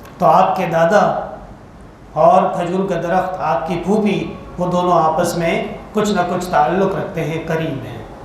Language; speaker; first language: Urdu; non-native, local second language; Pashto